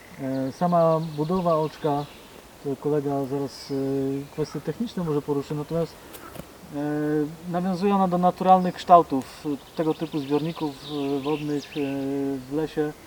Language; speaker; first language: Polish; native; Polish